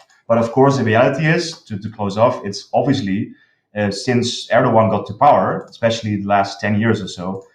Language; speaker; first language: English; non-native, fluent; Dutch